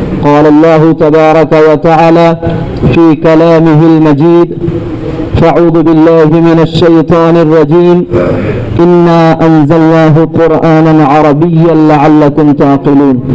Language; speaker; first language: Arabic; non-native, fluent; Urdu